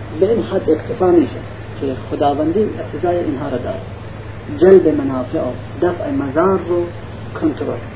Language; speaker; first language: Persian; non-native, local second language; Central Kurdish